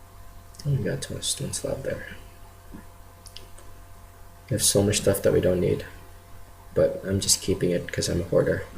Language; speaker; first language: English; native; English